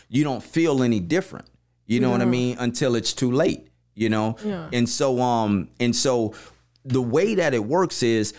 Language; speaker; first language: English; native; English